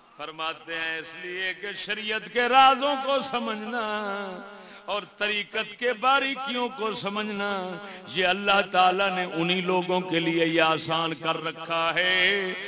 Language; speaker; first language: Urdu; non-native, local second language; Punjabi